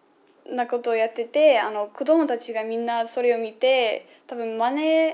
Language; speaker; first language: Japanese; non-native, fluent; English